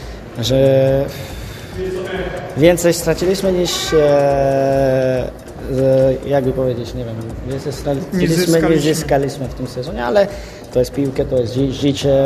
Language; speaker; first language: Polish; non-native, fluent; Armenian